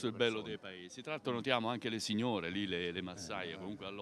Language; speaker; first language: Italian; native; Italian